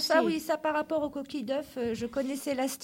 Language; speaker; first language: French; native; French